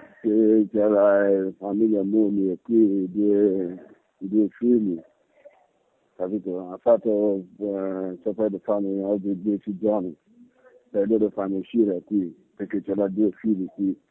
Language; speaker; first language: Italian; non-native, learner; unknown